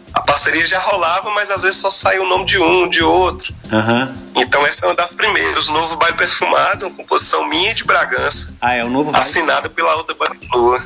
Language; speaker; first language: Portuguese; native; Portuguese